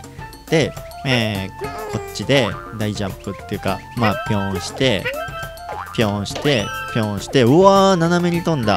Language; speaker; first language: Japanese; native; Japanese